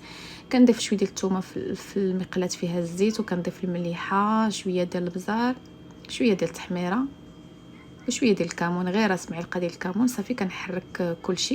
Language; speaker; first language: Arabic; native; Arabic